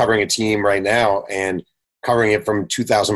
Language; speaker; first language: English; native; English